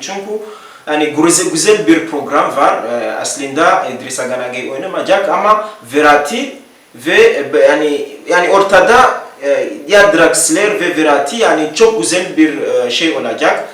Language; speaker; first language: Turkish; non-native, learner; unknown